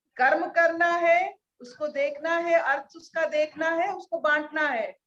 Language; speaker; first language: Hindi; non-native, local second language; Odia